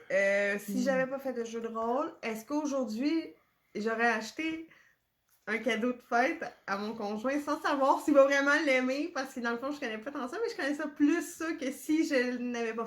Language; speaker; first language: French; native; French